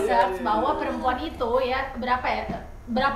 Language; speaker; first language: Indonesian; native; Indonesian